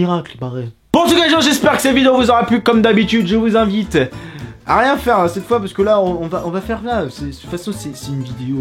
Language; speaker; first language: French; native; French